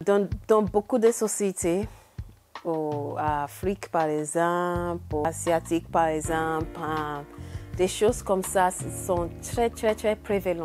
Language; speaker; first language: French; non-native, learner; English